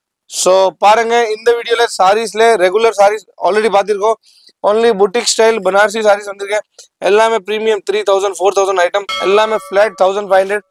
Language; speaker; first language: Tamil; non-native, local second language; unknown